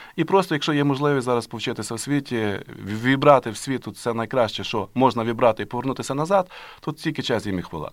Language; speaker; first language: Ukrainian; native; Ukrainian